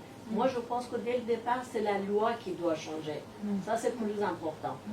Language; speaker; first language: French; non-native, learner; Persian